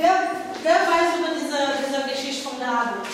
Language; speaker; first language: German; non-native, learner; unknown